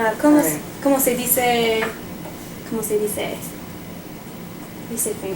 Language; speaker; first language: Spanish; non-native, learner; English